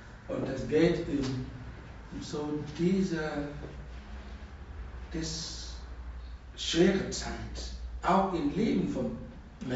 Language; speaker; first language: German; non-native, learner; Russian